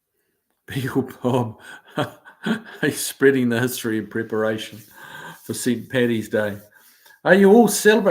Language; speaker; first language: English; native; English